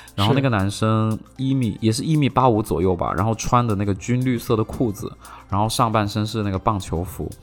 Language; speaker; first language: Chinese; non-native, local second language; Cantonese